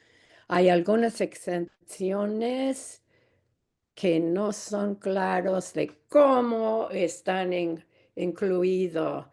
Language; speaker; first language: Spanish; non-native, fluent; English